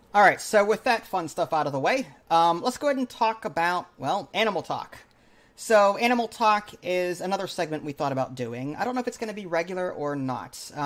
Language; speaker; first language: English; native; English